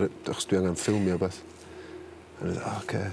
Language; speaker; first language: Welsh; native; Welsh